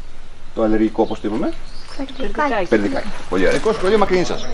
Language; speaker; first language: Greek; native; Greek